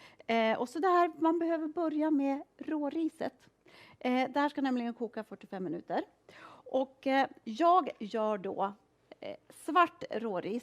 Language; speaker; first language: Swedish; native; Swedish